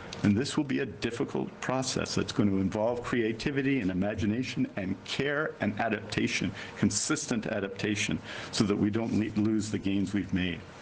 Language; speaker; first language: English; native; English